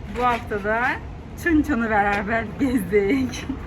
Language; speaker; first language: Turkish; native; Turkish